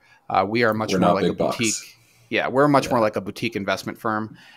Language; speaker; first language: English; native; English